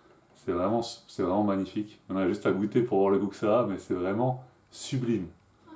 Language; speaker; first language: French; native; French